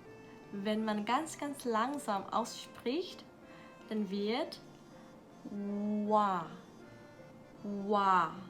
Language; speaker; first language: German; non-native, learner; Korean